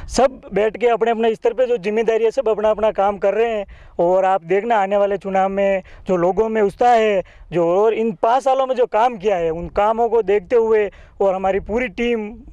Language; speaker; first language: Hindi; native; Hindi